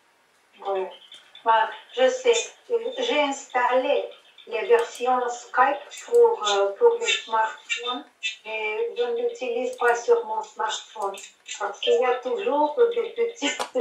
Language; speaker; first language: French; non-native, fluent; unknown